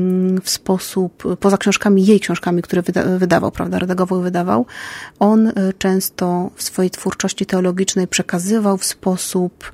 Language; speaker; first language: Polish; native; Polish